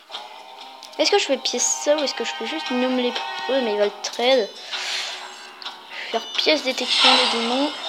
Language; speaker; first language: French; native; French